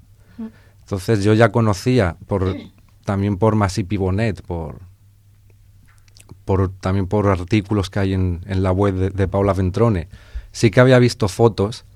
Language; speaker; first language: Spanish; native; Spanish